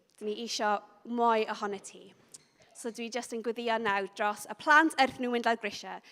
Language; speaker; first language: Welsh; non-native, local second language; English